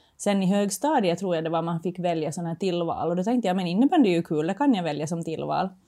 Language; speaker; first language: Swedish; native; Swedish